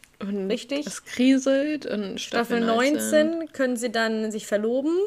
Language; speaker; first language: German; native; German